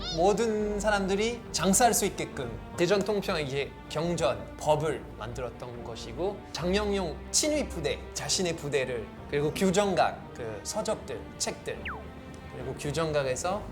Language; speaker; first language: Korean; non-native, fluent; French